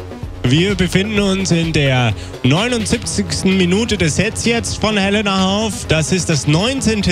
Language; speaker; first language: German; native; German